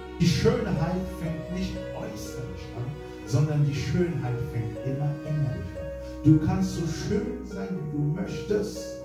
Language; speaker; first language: German; non-native, fluent; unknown